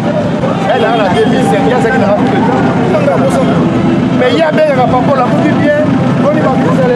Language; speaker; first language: French; non-native, local second language; Lingala